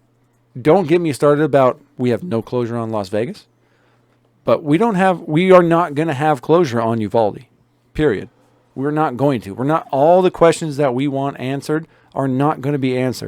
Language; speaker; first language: English; native; English